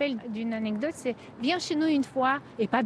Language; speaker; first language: French; non-native, fluent; Russian